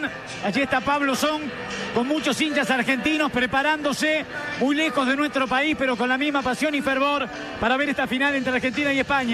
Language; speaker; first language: Spanish; native; Spanish